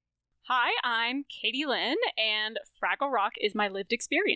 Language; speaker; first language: English; native; English